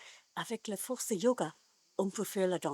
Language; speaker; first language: French; non-native, learner; Japanese